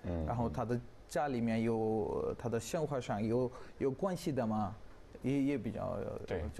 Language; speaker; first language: Chinese; non-native, learner; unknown